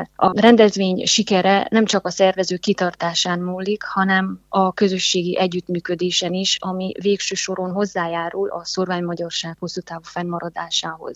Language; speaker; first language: Hungarian; native; Hungarian